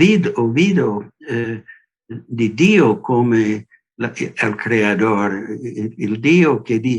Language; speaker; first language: Spanish; non-native, learner; English